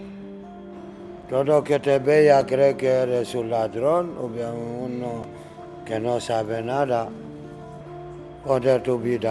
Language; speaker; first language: Spanish; non-native, learner; Arabic